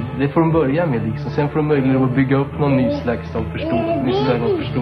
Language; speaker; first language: Swedish; native; Swedish